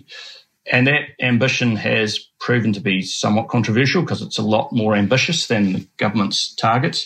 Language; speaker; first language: English; native; English